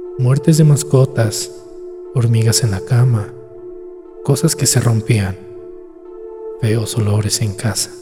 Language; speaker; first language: Spanish; native; Spanish